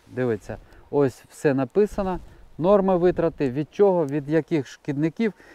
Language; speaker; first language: Ukrainian; non-native, local second language; Russian